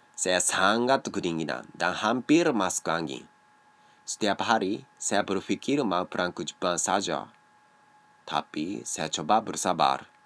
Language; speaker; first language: Indonesian; non-native, learner; Japanese